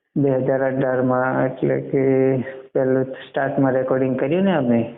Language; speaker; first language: Gujarati; non-native, local second language; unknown